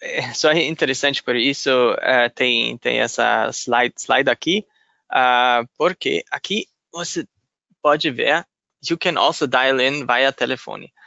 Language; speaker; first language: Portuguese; non-native, fluent; German